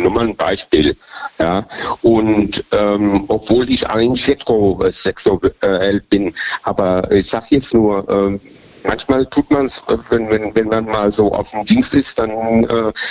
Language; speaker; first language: German; native; German